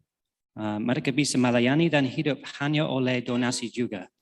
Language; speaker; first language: Indonesian; non-native, fluent; English